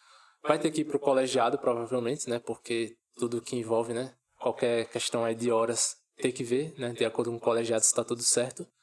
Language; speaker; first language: Portuguese; native; Portuguese